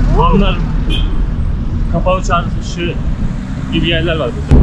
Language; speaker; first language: Turkish; native; Turkish